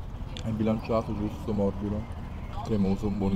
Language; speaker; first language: Italian; native; Italian